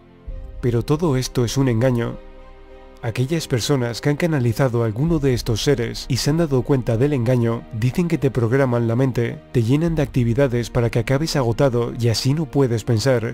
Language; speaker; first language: Spanish; native; Spanish